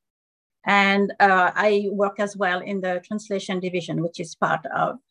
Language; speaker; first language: English; non-native, fluent; French